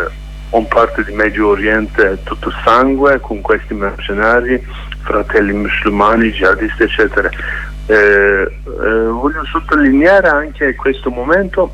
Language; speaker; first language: Italian; non-native, learner; Kurdish